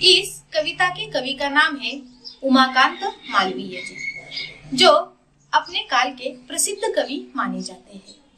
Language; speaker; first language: Hindi; non-native, local second language; Marathi